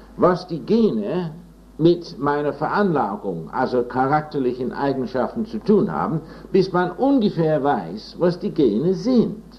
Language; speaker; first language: German; non-native, fluent; English